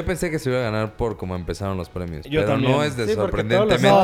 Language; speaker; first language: Spanish; native; Spanish